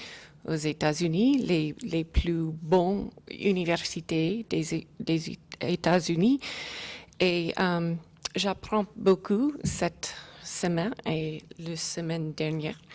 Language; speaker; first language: French; non-native, learner; English